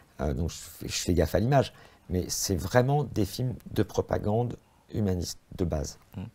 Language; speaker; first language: French; native; French